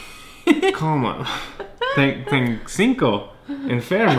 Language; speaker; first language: Portuguese; non-native, fluent; English